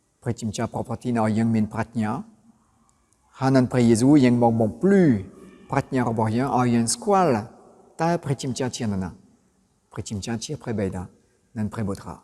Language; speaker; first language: Khmer; non-native, fluent; French